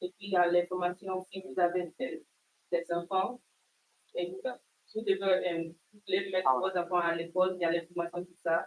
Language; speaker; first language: French; non-native, learner; English